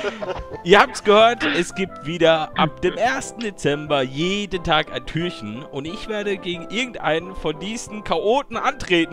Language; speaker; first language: German; native; German